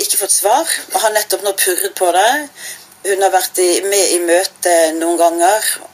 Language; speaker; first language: Norwegian; native; Norwegian